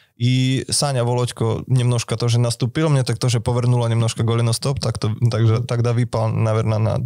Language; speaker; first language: Russian; non-native, fluent; Slovak